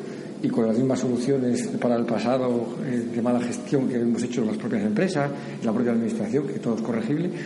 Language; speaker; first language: Spanish; native; Spanish